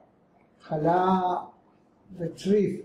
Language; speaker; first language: Hebrew; non-native, fluent; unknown